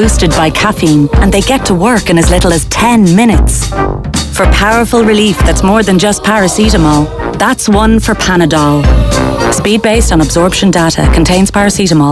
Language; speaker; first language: English; native; English